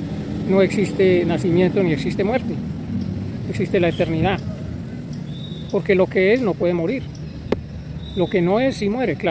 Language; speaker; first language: Spanish; native; Spanish